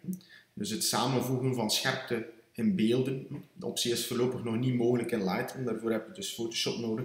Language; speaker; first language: Dutch; native; Dutch